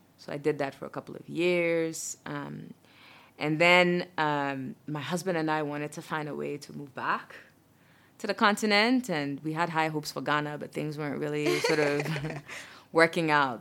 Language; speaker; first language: English; non-native, fluent; French